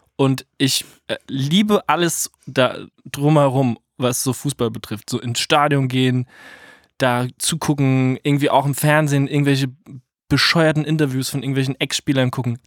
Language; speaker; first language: German; native; German